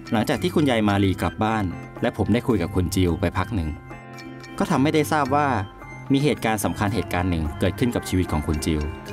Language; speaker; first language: Thai; native; Thai